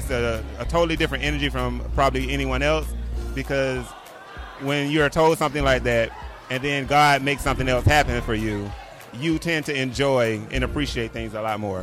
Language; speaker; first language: English; native; English